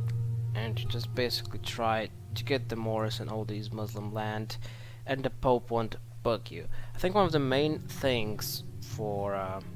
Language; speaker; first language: English; non-native, fluent; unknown